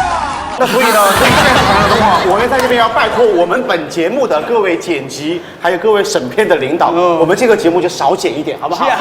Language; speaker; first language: Chinese; native; Chinese